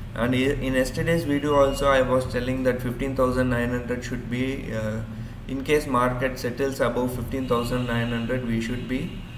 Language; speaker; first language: English; non-native, local second language; Urdu